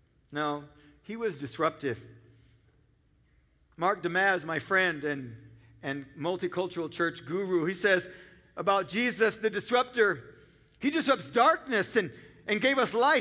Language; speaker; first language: English; native; English